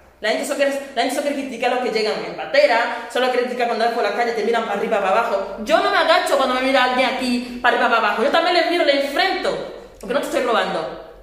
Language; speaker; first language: Spanish; non-native, fluent; Portuguese